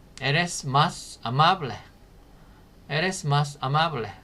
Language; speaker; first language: Spanish; non-native, fluent; Korean